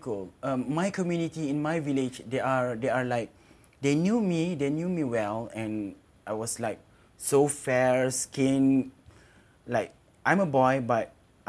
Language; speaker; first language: English; non-native, local second language; Malay